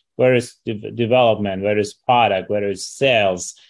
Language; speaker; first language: English; early bilingual, other home language; Persian